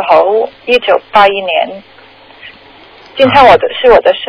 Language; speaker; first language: Chinese; early bilingual, heritage; Chinese